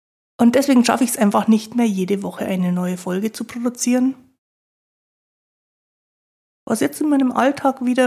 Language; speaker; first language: German; native; German